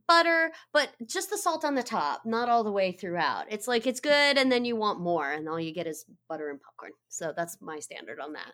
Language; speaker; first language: English; native; English